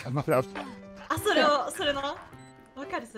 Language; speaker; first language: Japanese; early bilingual, heritage; Japanese